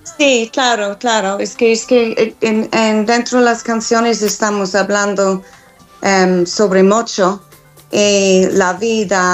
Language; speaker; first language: Spanish; non-native, fluent; English